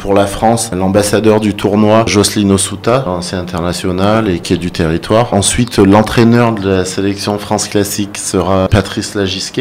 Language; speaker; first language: French; native; French